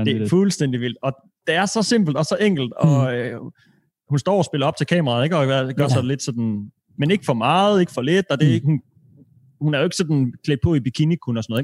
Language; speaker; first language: Danish; native; Danish